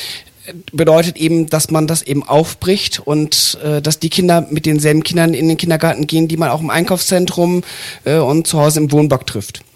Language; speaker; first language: German; native; German